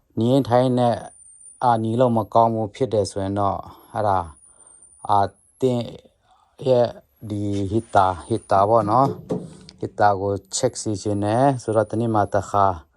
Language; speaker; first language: Burmese; non-native, local second language; Tedim Chin